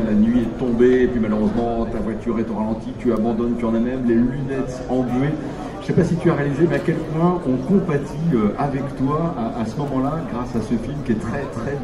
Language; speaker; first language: French; native; French